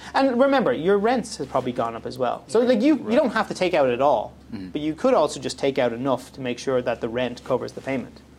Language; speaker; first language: English; native; English